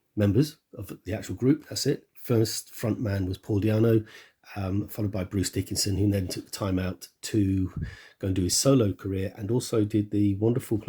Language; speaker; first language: English; native; English